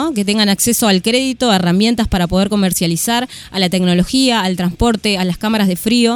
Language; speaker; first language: Spanish; native; Spanish